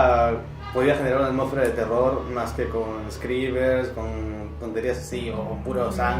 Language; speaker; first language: Spanish; native; Spanish